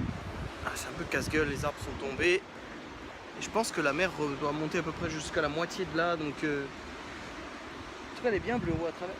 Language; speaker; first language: French; native; French